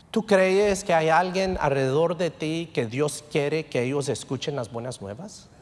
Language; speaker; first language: Spanish; early bilingual, heritage; Spanish